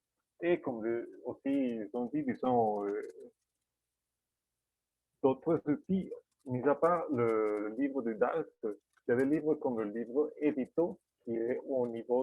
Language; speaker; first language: French; non-native, fluent; Spanish